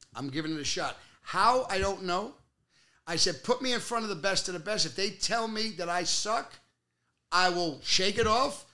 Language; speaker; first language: English; native; English